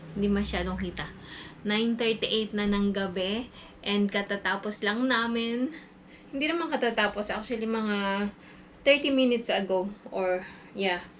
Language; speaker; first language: Filipino; native; Filipino